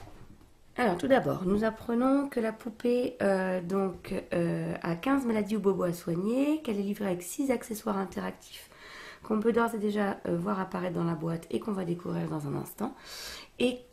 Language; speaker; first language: French; native; French